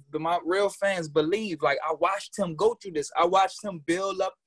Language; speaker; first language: English; native; English